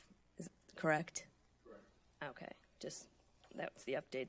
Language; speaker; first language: English; native; English